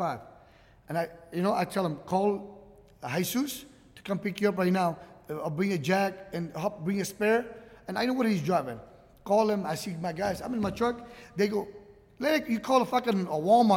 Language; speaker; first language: English; early bilingual, other home language; Arabic